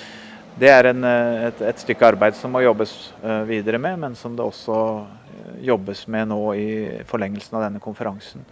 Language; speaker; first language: Norwegian; native; Norwegian